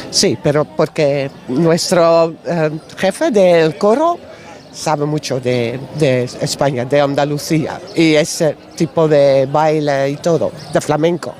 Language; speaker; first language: Spanish; non-native, learner; Dutch